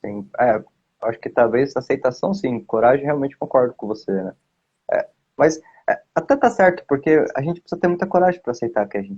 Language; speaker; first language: Portuguese; native; Portuguese